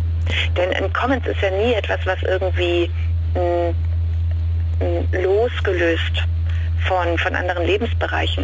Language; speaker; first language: German; native; German